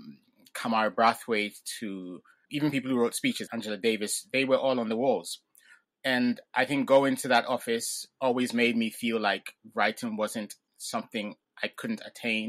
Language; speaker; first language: English; non-native, local second language; Ga